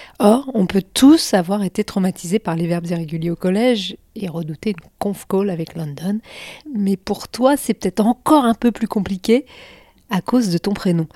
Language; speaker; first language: French; native; French